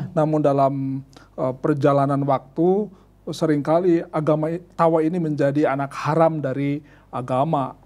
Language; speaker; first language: Indonesian; native; Indonesian